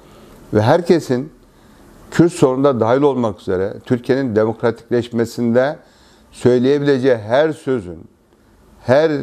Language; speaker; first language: Turkish; native; Turkish